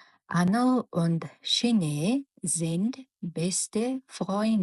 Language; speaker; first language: German; non-native, fluent; Mongolian